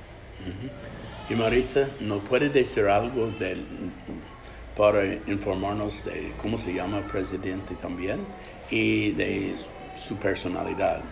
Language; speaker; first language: Spanish; non-native, fluent; English